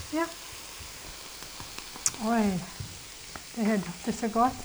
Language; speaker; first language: Swedish; non-native, fluent; English